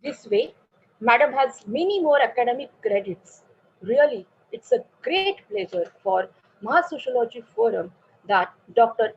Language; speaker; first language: English; non-native, local second language; Marathi